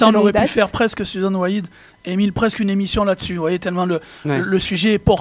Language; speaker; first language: French; native; French